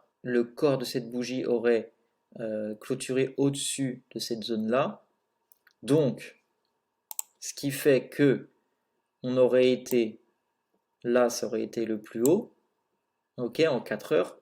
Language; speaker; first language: French; native; French